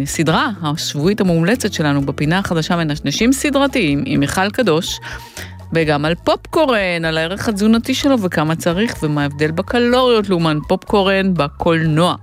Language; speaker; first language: Hebrew; native; Hebrew